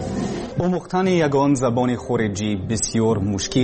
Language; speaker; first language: Persian; non-native, learner; English